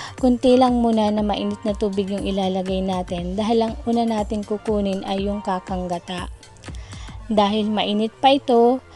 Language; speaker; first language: Filipino; non-native, local second language; Bikol